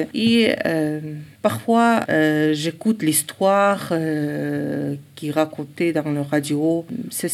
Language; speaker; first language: French; non-native, learner; Ingush